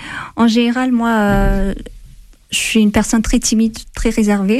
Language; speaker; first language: French; non-native, fluent; Amharic